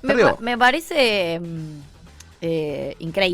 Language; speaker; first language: Spanish; native; Spanish